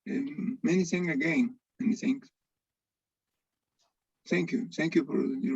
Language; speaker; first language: English; non-native, learner; Spanish